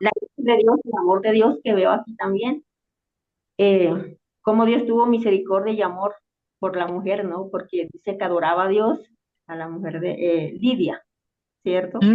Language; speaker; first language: Spanish; native; Spanish